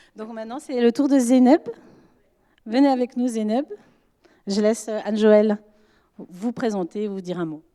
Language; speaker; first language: French; native; French